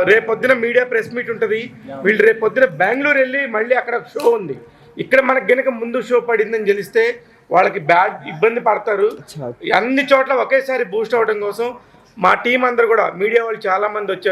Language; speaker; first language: Telugu; native; Telugu